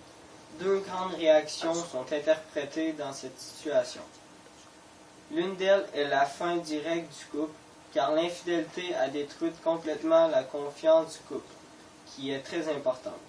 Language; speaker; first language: French; native; French